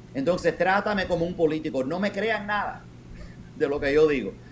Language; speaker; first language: Spanish; early bilingual, heritage; Spanish